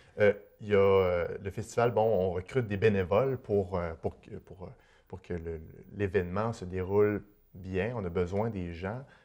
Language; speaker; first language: French; native; French